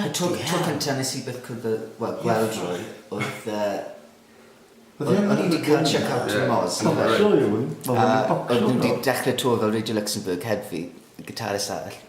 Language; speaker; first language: Welsh; native; Welsh